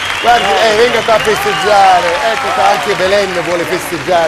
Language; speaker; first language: Italian; native; Italian